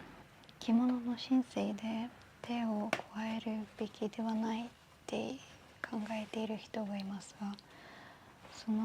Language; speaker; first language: Japanese; non-native, fluent; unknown